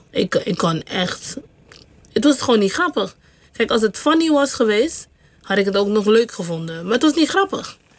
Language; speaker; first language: Dutch; non-native, local second language; English